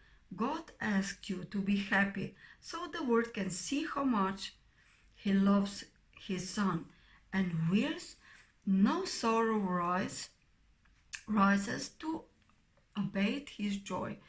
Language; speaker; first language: English; non-native, fluent; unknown